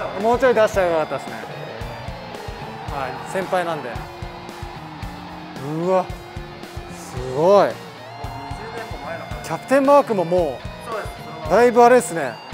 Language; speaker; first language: Japanese; native; Japanese